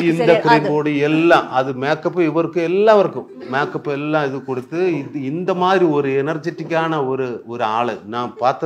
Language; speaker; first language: Tamil; non-native, learner; Malayalam